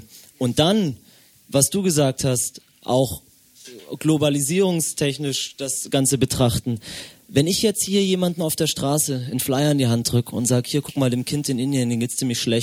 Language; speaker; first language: German; native; German